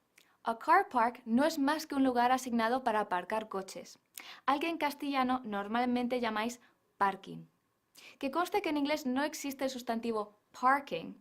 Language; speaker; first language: Spanish; non-native, fluent; English